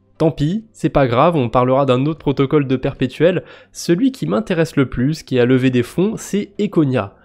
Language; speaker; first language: French; native; French